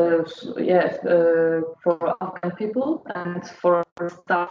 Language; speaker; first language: English; non-native, learner; Polish